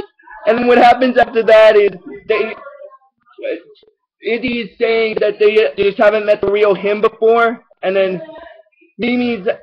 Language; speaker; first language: English; native; English